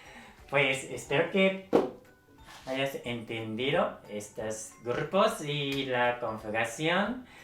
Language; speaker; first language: Spanish; non-native, fluent; Japanese